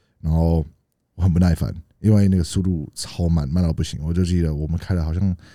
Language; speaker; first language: Chinese; non-native, fluent; English